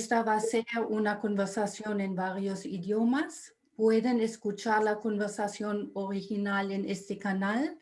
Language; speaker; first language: Spanish; non-native, fluent; German